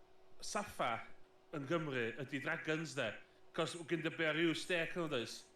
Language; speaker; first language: Welsh; native; Welsh